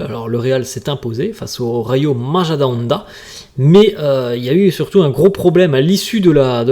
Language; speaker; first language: French; native; French